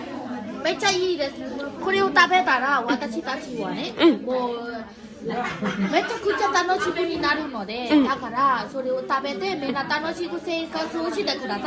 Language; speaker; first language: Japanese; non-native, learner; Nepali